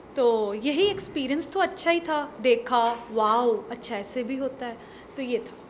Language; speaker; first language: Hindi; non-native, local second language; Punjabi